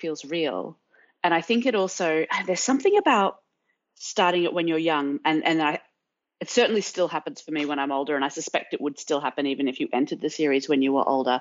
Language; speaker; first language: English; native; English